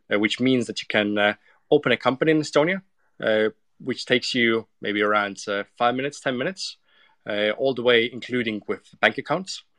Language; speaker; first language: English; non-native, fluent; Estonian